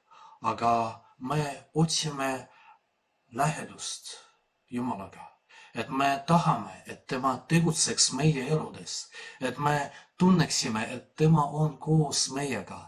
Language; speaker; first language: Estonian; non-native, fluent; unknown